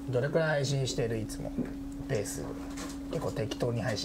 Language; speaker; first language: Japanese; native; Japanese